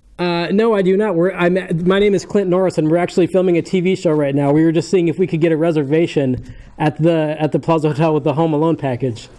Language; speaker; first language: English; native; English